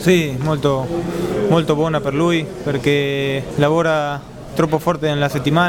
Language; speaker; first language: Italian; non-native, fluent; Spanish